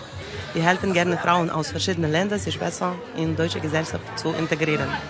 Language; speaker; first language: German; non-native, learner; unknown